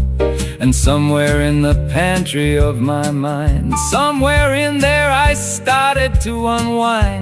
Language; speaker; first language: English; native; English